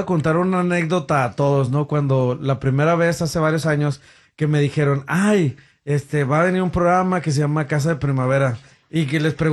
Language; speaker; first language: Spanish; native; Spanish